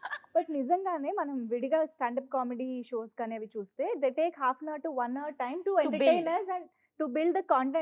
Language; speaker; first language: Telugu; native; Telugu